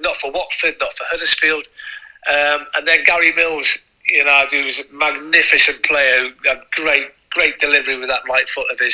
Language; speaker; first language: English; non-native, local second language; Welsh